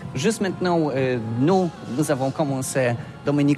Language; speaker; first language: French; non-native, learner; Polish